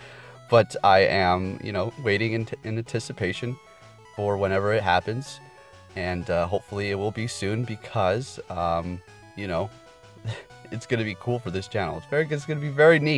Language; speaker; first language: English; native; English